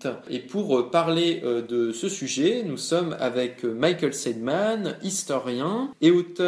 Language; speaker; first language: French; native; French